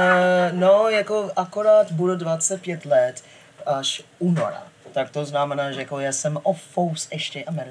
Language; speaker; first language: Czech; non-native, fluent; English